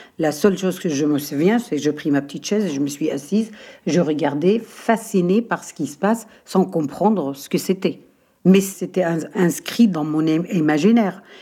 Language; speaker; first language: French; non-native, fluent; Arabic